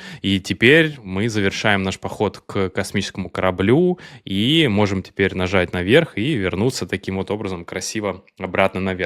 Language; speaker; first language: Russian; native; Russian